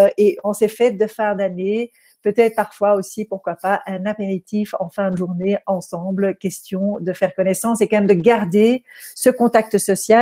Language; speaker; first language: French; native; French